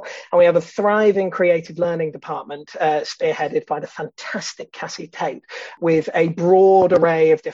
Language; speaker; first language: English; native; English